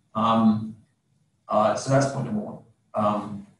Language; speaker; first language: English; native; English